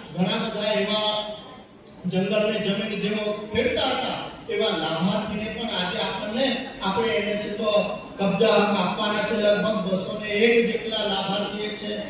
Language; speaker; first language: Gujarati; non-native, local second language; Bhili